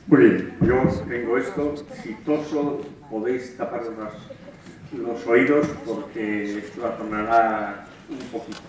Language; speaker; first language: Spanish; native; Spanish